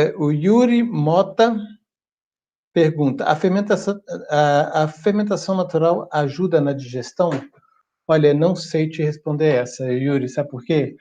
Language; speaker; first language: Portuguese; early bilingual, other home language; German